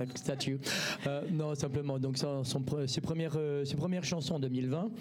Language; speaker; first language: English; non-native, learner; French